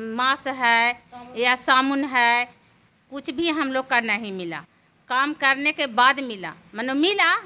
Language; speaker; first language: Hindi; native; Hindi